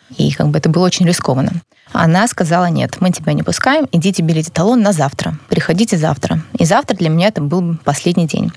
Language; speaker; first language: Russian; native; Russian